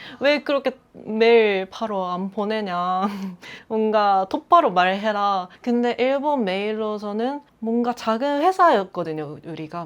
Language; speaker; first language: Korean; non-native, fluent; Japanese